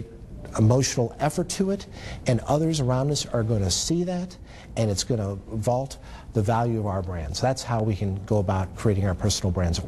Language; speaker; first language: English; native; English